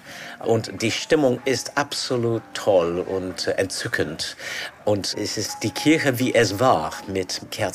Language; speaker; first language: German; non-native, fluent; English